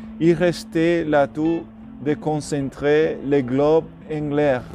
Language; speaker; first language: French; non-native, learner; Spanish